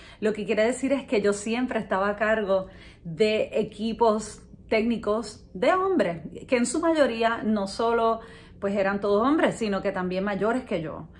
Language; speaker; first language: Spanish; native; Spanish